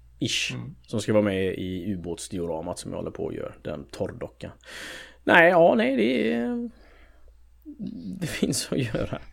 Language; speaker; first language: Swedish; native; Swedish